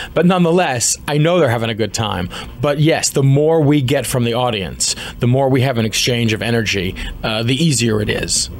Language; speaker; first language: English; native; English